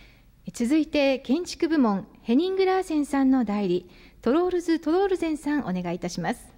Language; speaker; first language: Japanese; native; Japanese